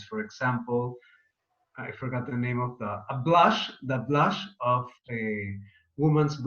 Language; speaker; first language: English; non-native, fluent; Spanish